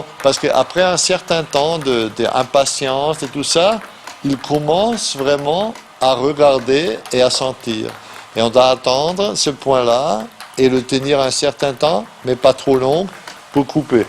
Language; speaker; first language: French; non-native, fluent; German